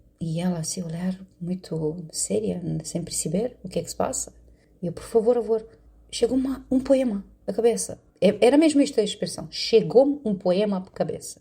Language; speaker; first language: Portuguese; non-native, fluent; Romanian